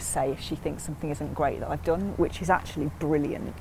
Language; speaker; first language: English; native; English